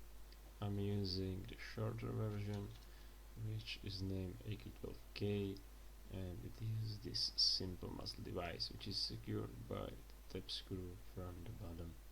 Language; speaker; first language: English; non-native, fluent; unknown